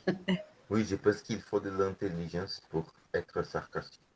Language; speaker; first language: French; non-native, learner; Portuguese